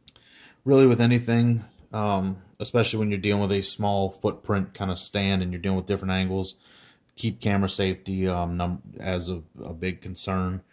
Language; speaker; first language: English; native; English